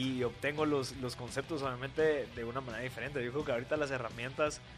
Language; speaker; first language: Spanish; native; Spanish